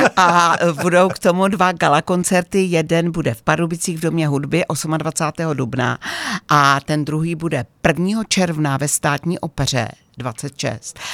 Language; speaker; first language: Czech; native; Czech